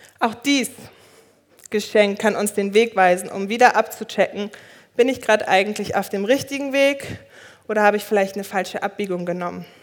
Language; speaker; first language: German; early bilingual, other home language; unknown